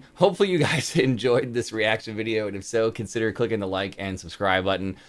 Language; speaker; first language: English; native; English